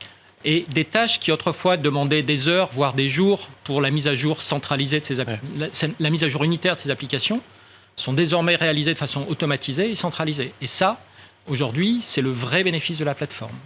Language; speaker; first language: French; native; French